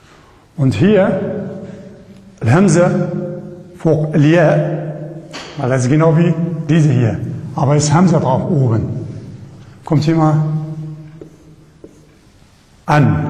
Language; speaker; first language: German; non-native, learner; Arabic